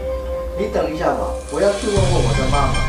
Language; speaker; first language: Chinese; non-native, learner; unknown